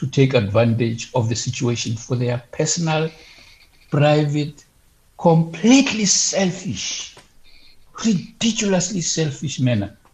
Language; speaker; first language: English; non-native, local second language; Southern Sotho